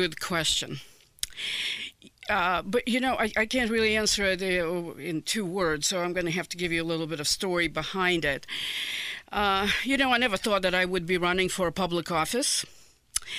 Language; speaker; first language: English; non-native, fluent; Ukrainian